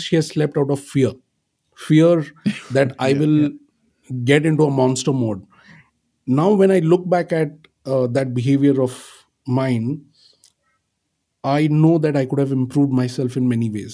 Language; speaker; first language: English; non-native, local second language; Marathi